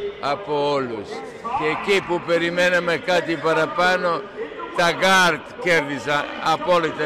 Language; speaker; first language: Greek; non-native, fluent; Serbian